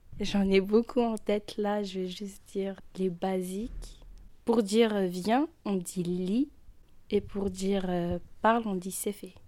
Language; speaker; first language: French; native; French